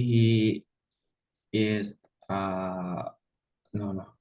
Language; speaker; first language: English; non-native, learner; Vietnamese